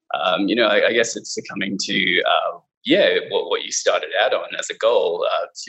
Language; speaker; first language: English; non-native, local second language; Cantonese